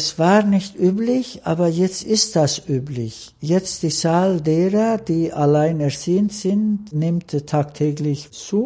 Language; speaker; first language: German; non-native, fluent; Turkish